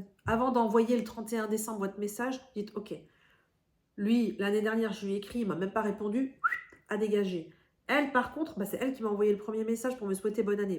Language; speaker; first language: French; native; French